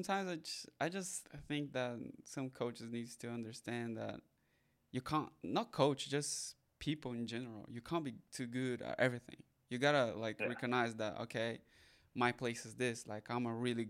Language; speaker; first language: English; non-native, fluent; Portuguese